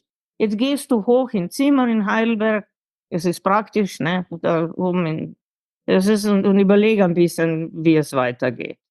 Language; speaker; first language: German; non-native, fluent; Slovenian